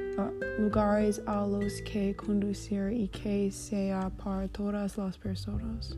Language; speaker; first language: Spanish; non-native, learner; English